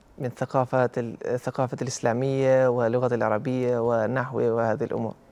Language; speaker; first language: Arabic; non-native, fluent; Albanian